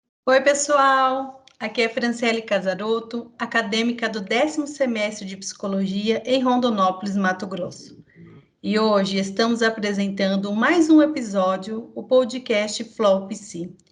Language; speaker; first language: Portuguese; native; Portuguese